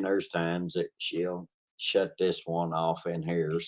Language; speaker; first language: English; native; English